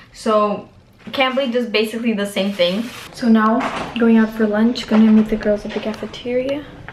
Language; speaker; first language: English; non-native, fluent; Portuguese